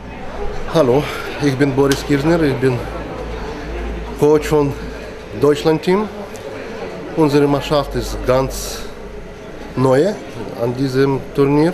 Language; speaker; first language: German; non-native, learner; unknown